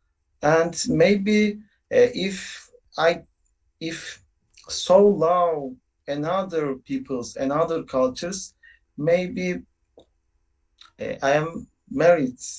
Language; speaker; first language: English; non-native, learner; Turkish